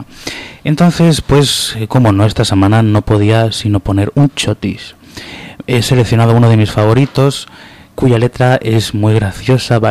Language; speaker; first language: Spanish; native; Spanish